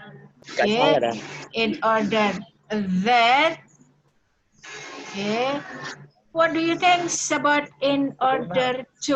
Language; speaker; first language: English; non-native, learner; Indonesian